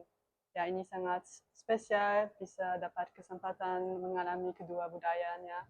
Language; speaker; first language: Indonesian; non-native, learner; German